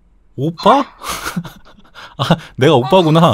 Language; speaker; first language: Korean; native; Korean